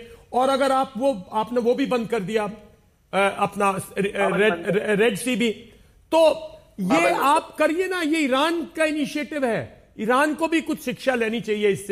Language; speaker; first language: Hindi; native; Hindi